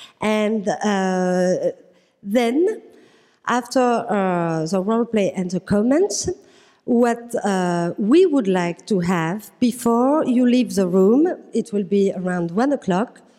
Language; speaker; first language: English; non-native, fluent; French